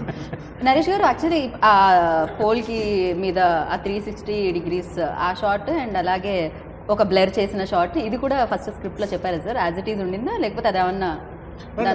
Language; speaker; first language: Telugu; native; Telugu